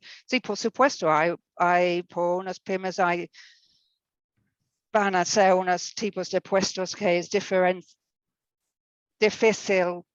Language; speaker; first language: Spanish; non-native, fluent; English